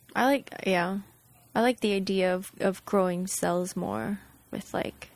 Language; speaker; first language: English; non-native, fluent; Japanese